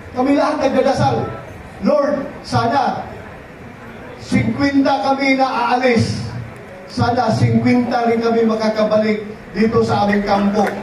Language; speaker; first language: Filipino; non-native, local second language; Cebuano